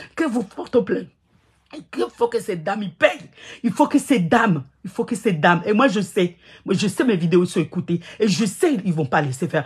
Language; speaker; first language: French; non-native, local second language; Ngazidja Comorian